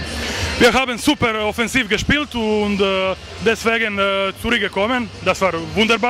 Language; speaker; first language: German; non-native, learner; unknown